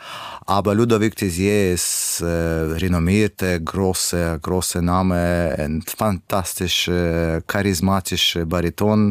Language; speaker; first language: German; non-native, learner; Russian